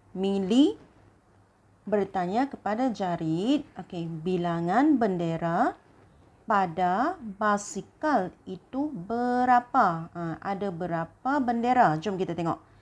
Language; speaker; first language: Malay; non-native, local second language; Chinese